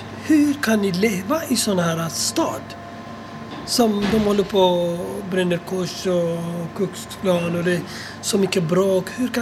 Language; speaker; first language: Swedish; non-native, fluent; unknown